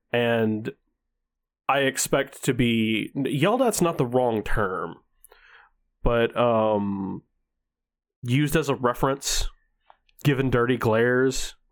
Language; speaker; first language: English; early bilingual, other home language; Danish